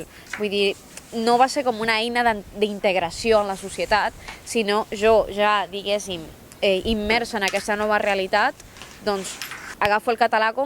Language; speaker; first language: Catalan; non-native, local second language; Spanish